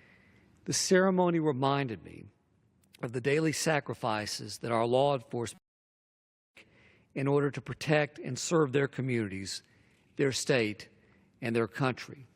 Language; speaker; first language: English; native; English